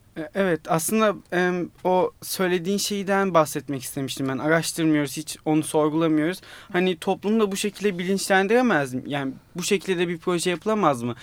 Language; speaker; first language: Turkish; native; Turkish